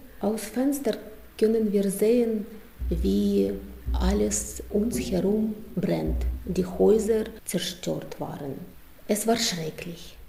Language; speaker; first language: German; non-native, learner; Russian